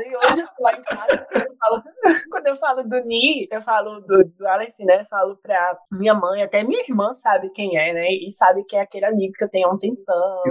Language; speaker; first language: Portuguese; native; Portuguese